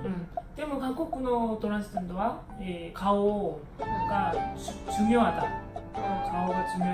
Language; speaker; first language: Japanese; non-native, learner; Korean